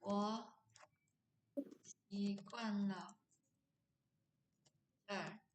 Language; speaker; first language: Chinese; non-native, fluent; Indonesian